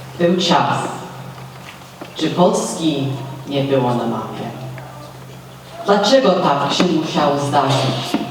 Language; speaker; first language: Polish; early bilingual, heritage; Polish